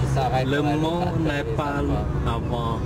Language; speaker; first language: French; non-native, learner; Khmer